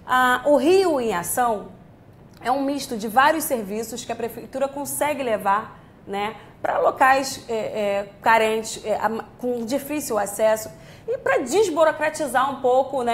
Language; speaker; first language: Portuguese; native; Portuguese